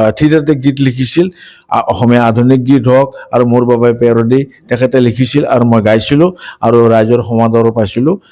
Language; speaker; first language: Assamese; native; Assamese